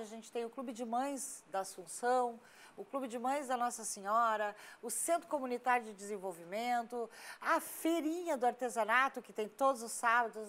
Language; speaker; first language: Portuguese; native; Portuguese